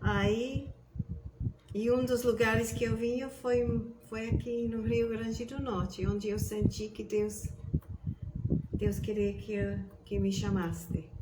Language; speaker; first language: Portuguese; non-native, fluent; English